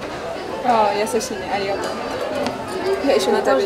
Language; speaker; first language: Japanese; non-native, fluent; French